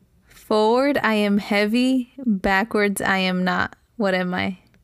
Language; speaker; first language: English; early bilingual, other home language; Spanish